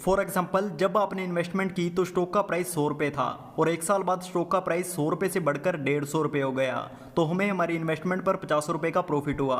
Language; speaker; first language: Hindi; native; Hindi